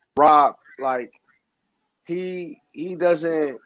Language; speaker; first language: English; native; English